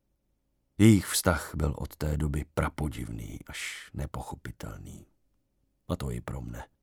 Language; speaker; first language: Czech; native; Czech